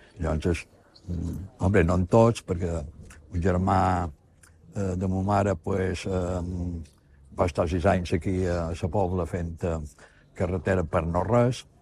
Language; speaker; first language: Catalan; native; Catalan